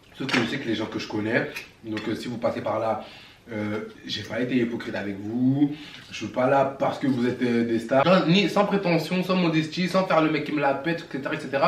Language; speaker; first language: French; early bilingual, other home language; Bambara